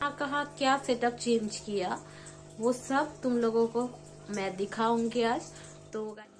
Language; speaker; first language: Hindi; non-native, local second language; Bangla